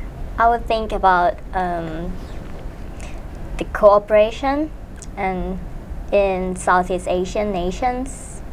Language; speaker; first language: English; non-native, fluent; Thai